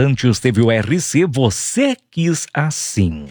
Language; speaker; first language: Portuguese; native; Portuguese